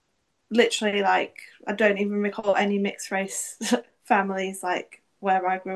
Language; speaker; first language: English; native; English